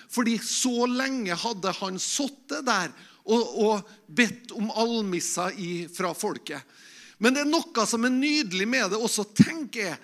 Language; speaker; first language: Norwegian; native; Norwegian